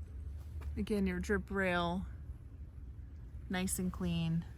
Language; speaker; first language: English; native; English